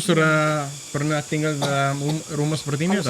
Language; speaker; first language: Indonesian; non-native, learner; English